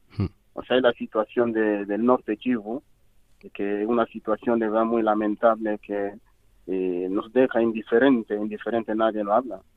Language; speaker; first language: Spanish; non-native, fluent; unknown